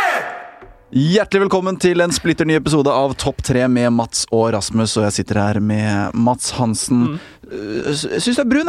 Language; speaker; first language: Norwegian; native; Norwegian